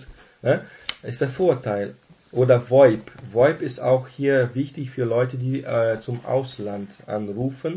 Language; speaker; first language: German; non-native, fluent; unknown